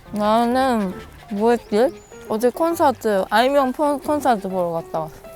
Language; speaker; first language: Korean; non-native, fluent; Japanese